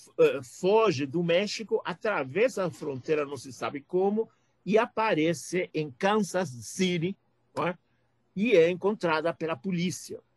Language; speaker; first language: Portuguese; native; Portuguese